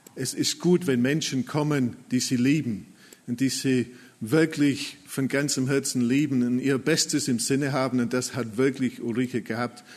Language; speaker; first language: German; non-native, fluent; English